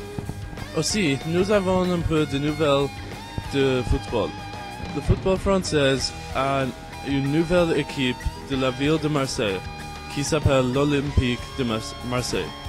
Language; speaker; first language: French; non-native, learner; English